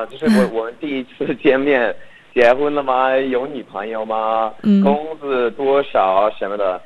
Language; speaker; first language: Chinese; non-native, learner; English